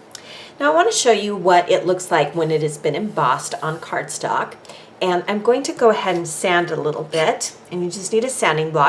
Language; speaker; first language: English; native; English